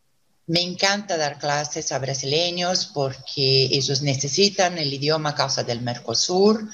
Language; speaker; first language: Spanish; early bilingual, other home language; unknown